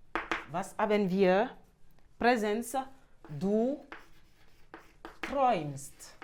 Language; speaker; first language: German; non-native, fluent; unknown